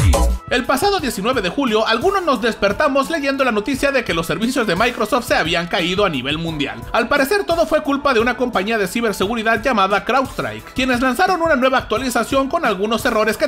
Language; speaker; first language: Spanish; native; Spanish